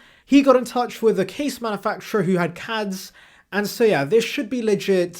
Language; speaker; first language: English; native; English